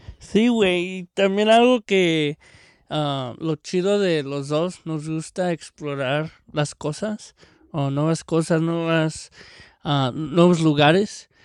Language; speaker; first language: Spanish; early bilingual, heritage; Spanish